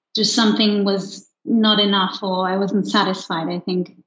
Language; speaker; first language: English; non-native, fluent; Luxembourgish